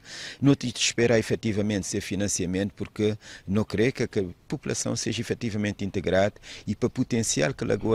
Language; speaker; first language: Portuguese; non-native, local second language; Kabuverdianu